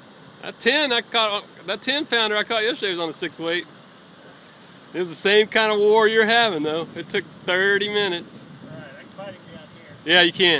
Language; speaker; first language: English; native; English